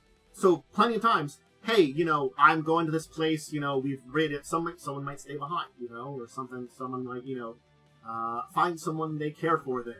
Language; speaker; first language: English; native; English